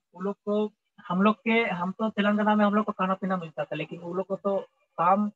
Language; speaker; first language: Hindi; native; Hindi